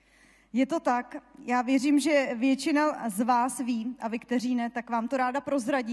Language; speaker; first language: Czech; native; Czech